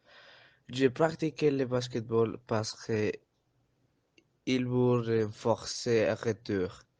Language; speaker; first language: French; non-native, learner; Spanish